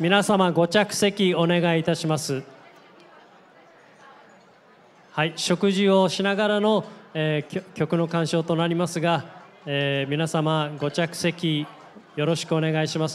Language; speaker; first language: Japanese; native; Japanese